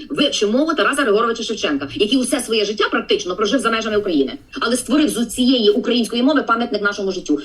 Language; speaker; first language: Ukrainian; native; Ukrainian